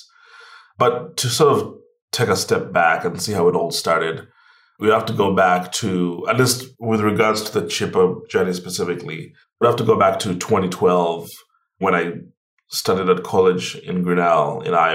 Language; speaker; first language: English; non-native, local second language; Ganda